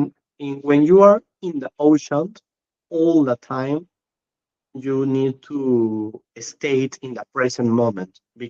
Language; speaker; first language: English; non-native, learner; Spanish